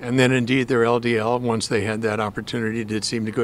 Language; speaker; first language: English; native; English